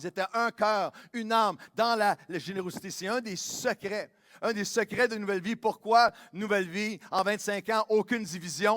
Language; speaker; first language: French; native; French